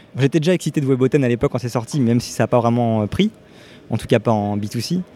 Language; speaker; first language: French; native; French